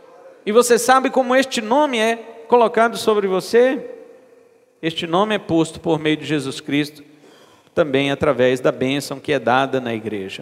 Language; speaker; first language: Portuguese; native; Portuguese